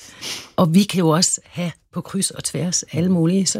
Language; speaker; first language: Danish; native; Danish